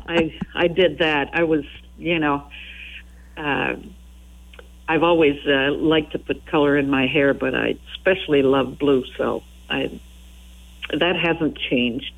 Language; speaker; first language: English; non-native, fluent; French